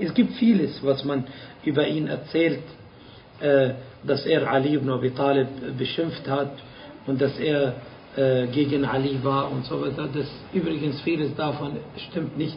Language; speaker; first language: German; non-native, fluent; Arabic